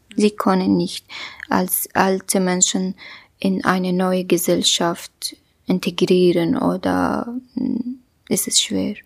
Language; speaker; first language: German; non-native, learner; Kurdish